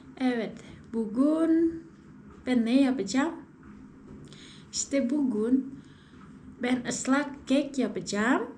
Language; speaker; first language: Turkish; non-native, learner; Indonesian